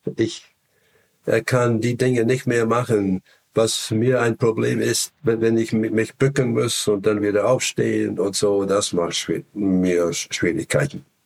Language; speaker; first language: German; non-native, fluent; English